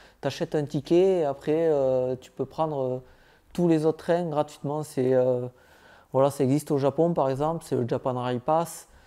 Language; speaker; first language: French; native; French